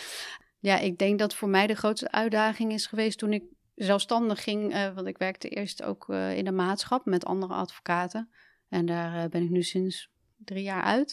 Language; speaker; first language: Dutch; native; Dutch